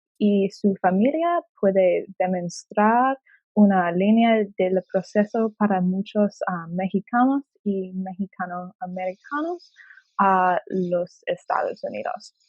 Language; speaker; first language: Spanish; non-native, learner; English